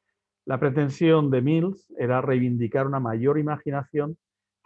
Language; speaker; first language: Spanish; native; Spanish